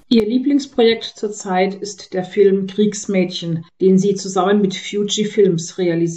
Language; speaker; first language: German; native; German